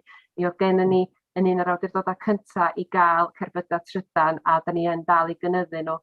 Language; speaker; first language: Welsh; native; Welsh